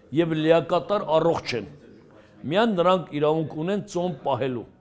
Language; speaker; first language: Armenian; non-native, local second language; Kurdish